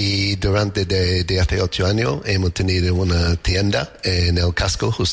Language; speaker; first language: Spanish; non-native, fluent; English